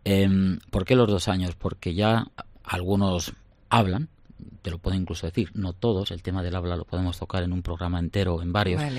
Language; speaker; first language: Spanish; native; Spanish